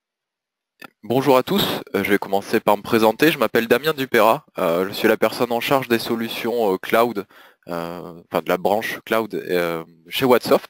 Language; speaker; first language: French; native; French